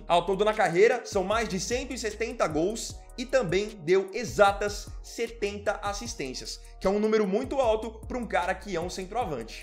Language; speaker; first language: Portuguese; native; Portuguese